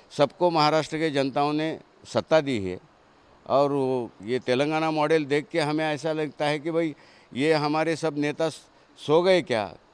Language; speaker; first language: Hindi; non-native, local second language; Marathi